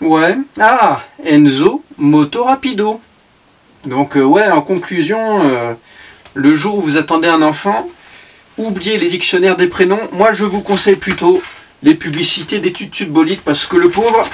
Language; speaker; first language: French; native; French